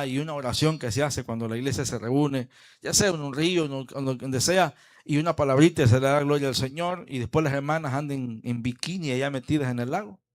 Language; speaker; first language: Spanish; native; Spanish